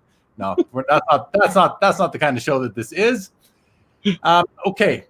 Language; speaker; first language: English; native; English